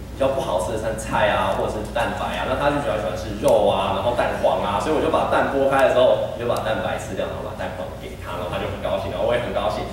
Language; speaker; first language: Chinese; early bilingual, heritage; Chinese